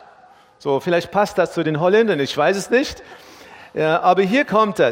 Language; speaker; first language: German; non-native, fluent; English